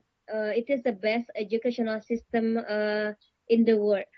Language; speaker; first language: English; non-native, learner; Indonesian